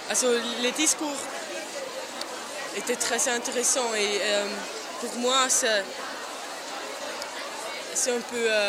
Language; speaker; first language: French; non-native, local second language; German